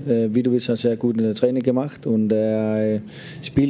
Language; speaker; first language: German; non-native, learner; Danish